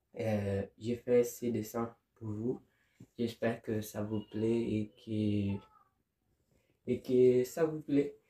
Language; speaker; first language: French; non-native, learner; Portuguese